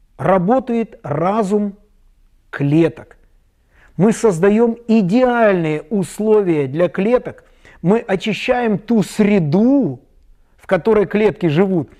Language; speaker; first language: Russian; native; Russian